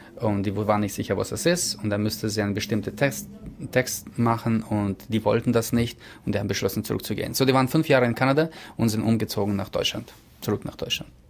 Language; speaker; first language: German; early bilingual, heritage; German